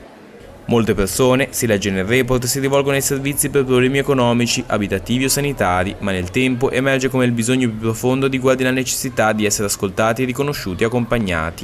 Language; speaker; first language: Italian; native; Italian